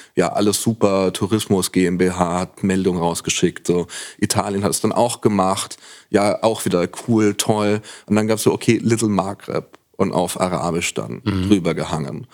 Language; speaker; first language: German; native; German